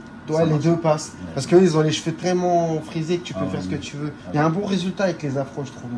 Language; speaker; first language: French; native; French